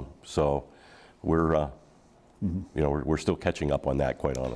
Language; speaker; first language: English; native; English